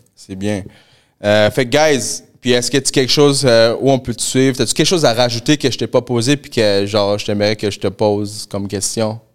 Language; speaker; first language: French; early bilingual, other home language; Spanish